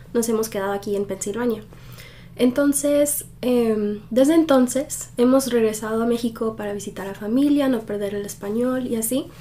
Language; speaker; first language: Spanish; early bilingual, heritage; Spanish